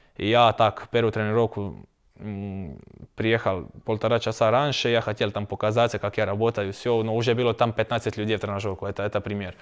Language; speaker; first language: Russian; non-native, learner; Croatian